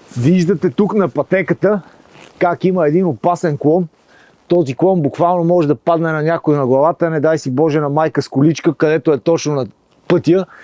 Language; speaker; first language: Bulgarian; native; Bulgarian